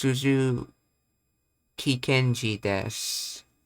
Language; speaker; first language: Japanese; non-native, learner; English